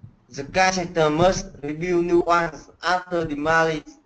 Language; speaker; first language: English; non-native, learner; Vietnamese